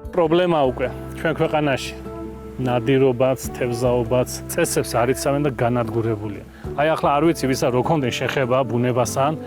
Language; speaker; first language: Georgian; native; Georgian